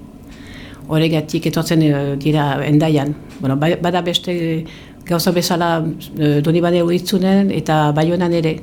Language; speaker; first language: Basque; non-native, local second language; French